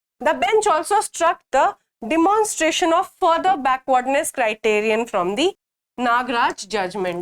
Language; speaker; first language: English; non-native, local second language; Hindi